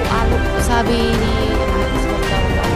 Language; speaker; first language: Filipino; non-native, learner; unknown